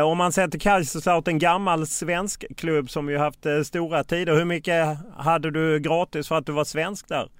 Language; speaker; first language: Swedish; native; Swedish